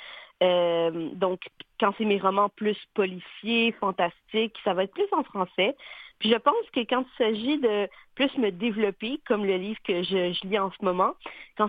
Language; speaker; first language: French; native; French